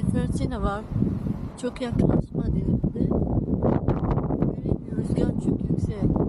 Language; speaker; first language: Turkish; non-native, learner; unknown